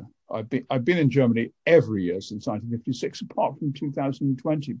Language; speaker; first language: English; native; English